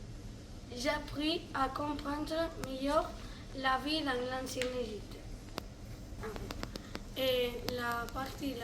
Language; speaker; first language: French; non-native, learner; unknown